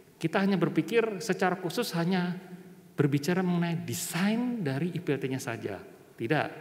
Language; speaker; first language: Indonesian; native; Indonesian